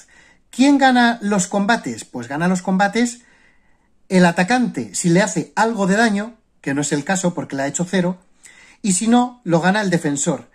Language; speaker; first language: Spanish; native; Spanish